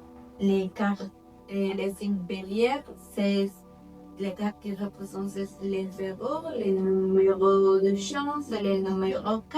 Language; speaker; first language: French; non-native, learner; Spanish